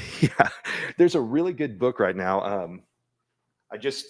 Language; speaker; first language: English; native; English